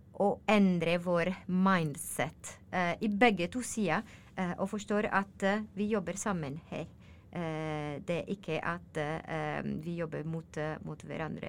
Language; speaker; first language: Norwegian; non-native, learner; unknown